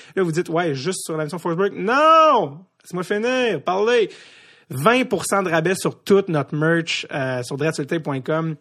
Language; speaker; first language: French; native; French